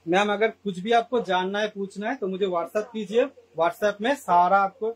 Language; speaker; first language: Hindi; non-native, local second language; Bangla